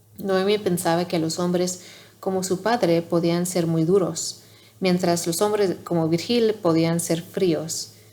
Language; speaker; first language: Spanish; non-native, learner; English